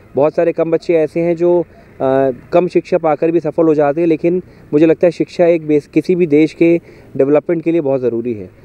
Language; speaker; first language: Hindi; native; Hindi